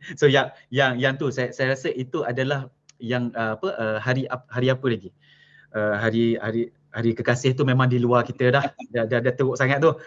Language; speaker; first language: Malay; native; Malay